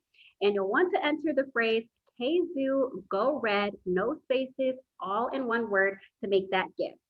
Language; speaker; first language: English; native; English